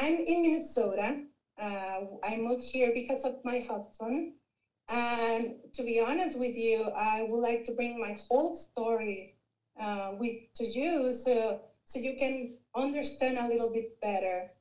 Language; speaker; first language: English; non-native, fluent; Spanish